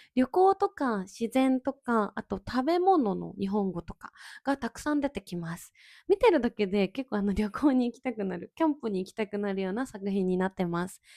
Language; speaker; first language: Japanese; native; Japanese